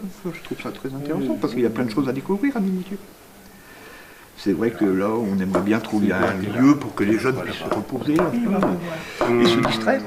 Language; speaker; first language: French; native; French